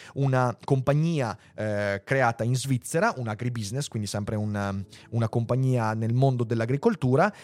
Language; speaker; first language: Italian; native; Italian